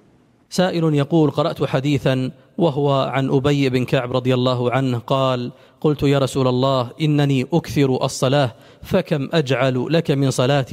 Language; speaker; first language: Arabic; native; Arabic